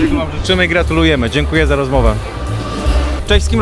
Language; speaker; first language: Polish; native; Polish